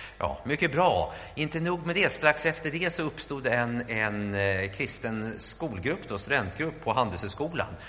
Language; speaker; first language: Swedish; native; Swedish